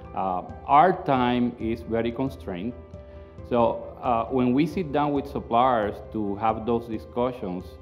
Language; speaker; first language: English; non-native, local second language; Spanish